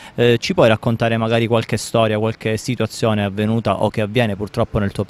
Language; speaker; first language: Italian; native; Italian